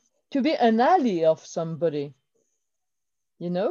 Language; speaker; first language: English; non-native, fluent; French